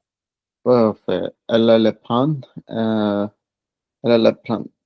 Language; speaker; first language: French; non-native, learner; Punjabi